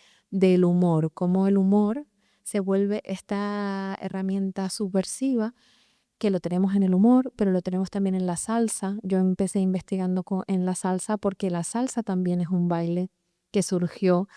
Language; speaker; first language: Spanish; native; Spanish